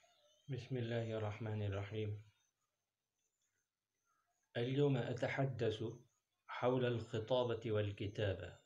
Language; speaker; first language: Arabic; non-native, fluent; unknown